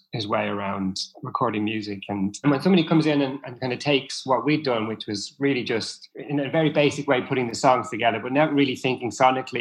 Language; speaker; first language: English; native; English